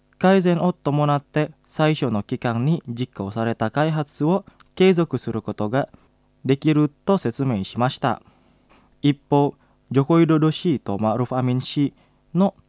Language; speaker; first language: Japanese; non-native, fluent; Indonesian